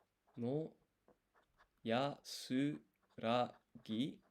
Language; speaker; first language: Japanese; non-native, learner; English